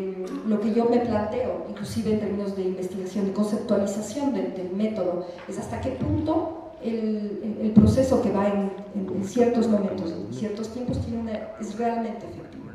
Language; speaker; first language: Spanish; native; Spanish